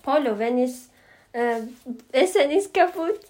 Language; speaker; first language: German; non-native, learner; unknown